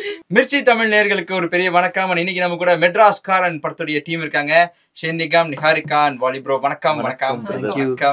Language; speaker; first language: Tamil; native; Tamil